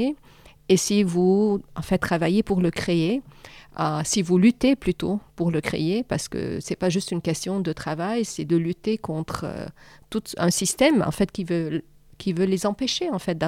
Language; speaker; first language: French; non-native, fluent; Arabic